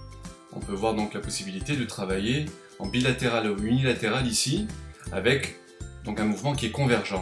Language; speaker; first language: French; native; French